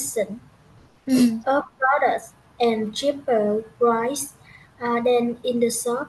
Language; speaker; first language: English; non-native, learner; Vietnamese